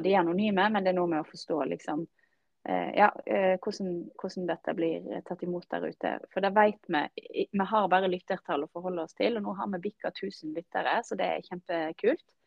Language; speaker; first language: Norwegian; native; Norwegian